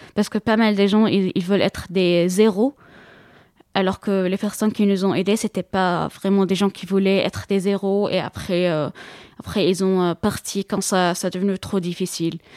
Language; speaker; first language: French; non-native, fluent; Arabic